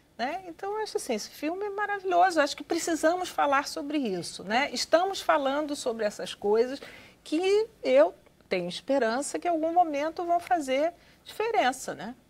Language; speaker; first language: Portuguese; native; Portuguese